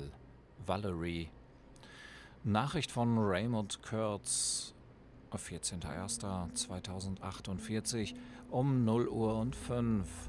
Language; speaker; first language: German; native; German